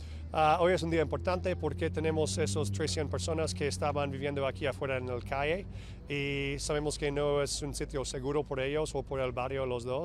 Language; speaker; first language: Spanish; non-native, fluent; English